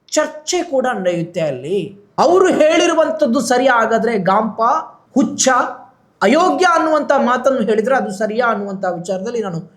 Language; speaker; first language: Kannada; non-native, local second language; Tulu